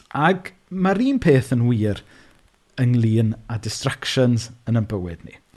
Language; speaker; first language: Welsh; native; Welsh